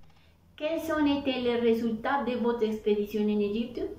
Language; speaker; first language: French; non-native, learner; Spanish